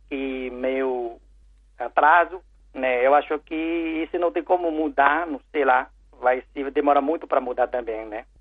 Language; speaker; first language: Portuguese; non-native, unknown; Chinese